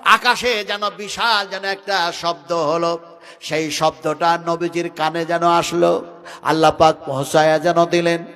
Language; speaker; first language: Bangla; non-native, local second language; Hindi